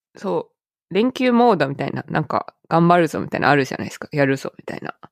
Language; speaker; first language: Japanese; native; Japanese